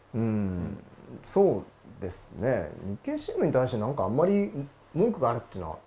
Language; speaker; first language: Japanese; native; Japanese